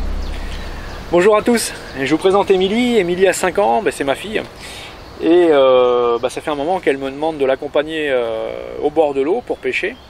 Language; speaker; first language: French; native; French